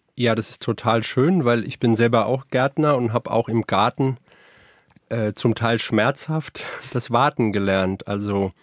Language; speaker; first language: German; native; German